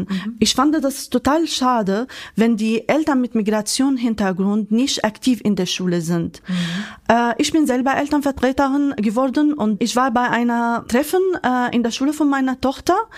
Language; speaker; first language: German; non-native, fluent; Arabic